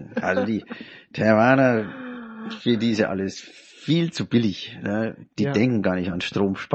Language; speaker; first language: German; native; German